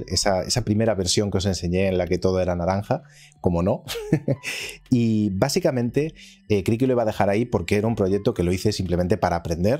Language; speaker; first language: Spanish; native; Spanish